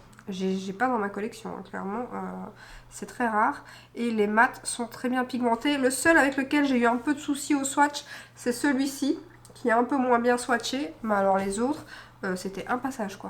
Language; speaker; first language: French; native; French